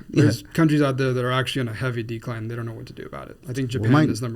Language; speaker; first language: English; non-native, fluent; Spanish